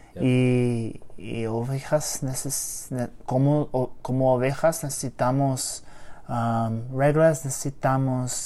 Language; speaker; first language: Spanish; non-native, learner; English